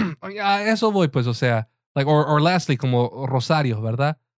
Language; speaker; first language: Spanish; early bilingual, heritage; Spanish